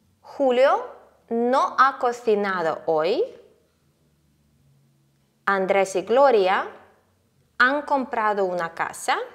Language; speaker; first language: Spanish; non-native, fluent; Ukrainian